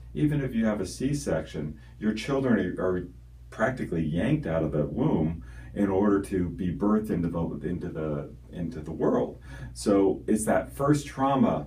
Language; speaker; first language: English; native; English